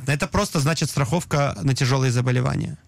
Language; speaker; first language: Russian; native; Russian